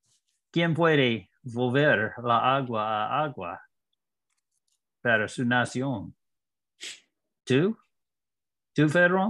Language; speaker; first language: Spanish; non-native, learner; English